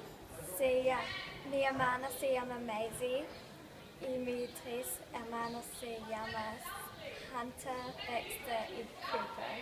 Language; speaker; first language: Spanish; non-native, learner; English